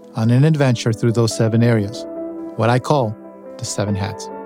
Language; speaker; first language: English; native; English